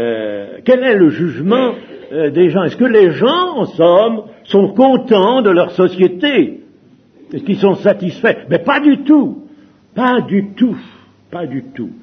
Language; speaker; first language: French; native; French